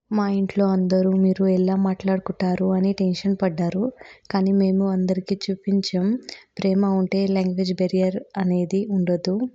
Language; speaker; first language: Telugu; non-native, learner; Marathi